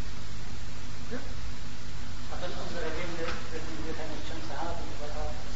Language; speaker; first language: German; non-native, learner; Arabic